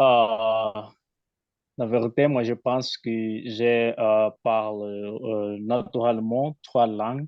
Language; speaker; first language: French; non-native, learner; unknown